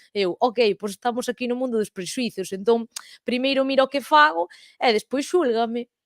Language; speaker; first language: Galician; native; Galician